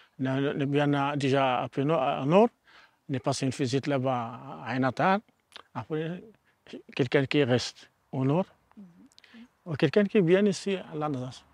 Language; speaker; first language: French; non-native, learner; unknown